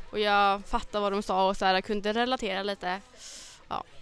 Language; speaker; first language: Swedish; native; Swedish